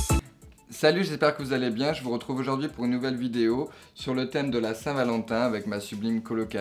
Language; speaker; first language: French; native; French